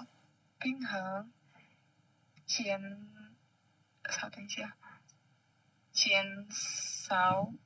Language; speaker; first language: Chinese; non-native, learner; Indonesian